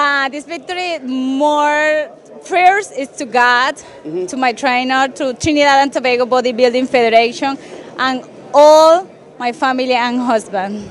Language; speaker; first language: English; non-native, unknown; Spanish